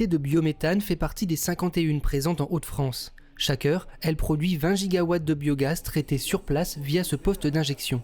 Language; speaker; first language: French; native; French